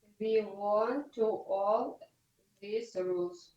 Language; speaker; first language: English; non-native, learner; Ukrainian